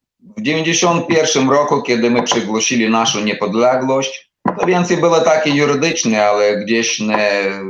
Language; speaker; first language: Polish; non-native, learner; Ukrainian